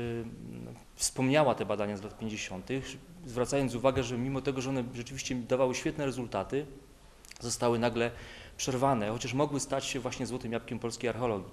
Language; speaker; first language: Polish; native; Polish